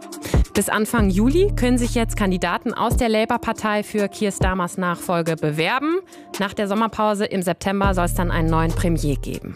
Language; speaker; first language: German; native; German